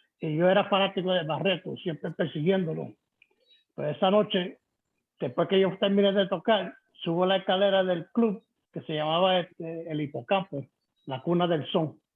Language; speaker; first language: Spanish; early bilingual, heritage; Spanish